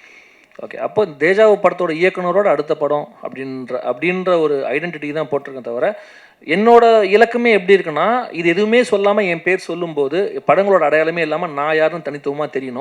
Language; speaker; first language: Tamil; native; Tamil